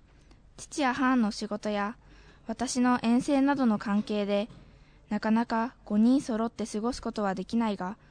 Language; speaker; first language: Japanese; native; Japanese